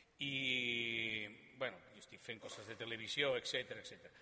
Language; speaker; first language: Catalan; non-native, learner; Spanish